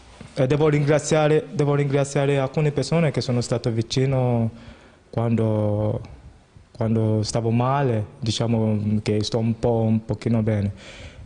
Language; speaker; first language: Italian; non-native, fluent; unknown